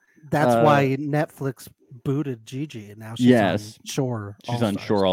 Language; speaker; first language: English; native; English